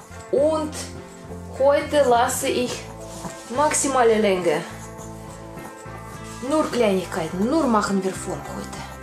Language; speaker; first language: German; non-native, learner; Russian